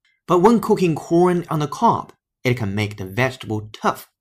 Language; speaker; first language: English; non-native, fluent; Chinese